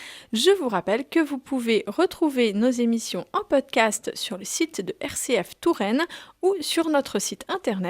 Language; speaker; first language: French; native; French